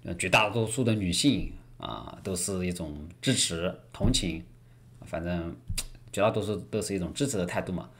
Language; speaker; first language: Chinese; native; Chinese